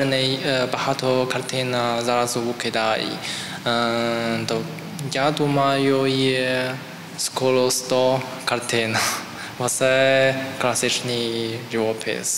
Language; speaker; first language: Ukrainian; non-native, learner; Chinese